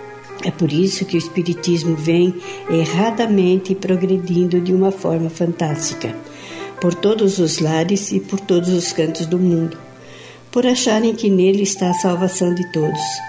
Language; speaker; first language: Portuguese; native; Portuguese